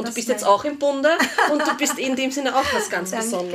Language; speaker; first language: German; native; German